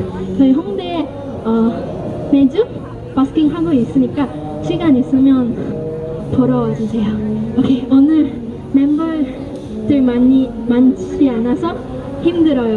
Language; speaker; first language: Korean; non-native, learner; English